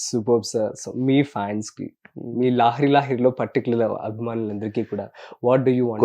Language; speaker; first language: Telugu; native; Telugu